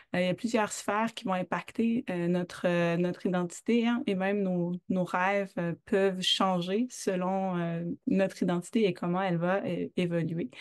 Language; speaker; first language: French; native; French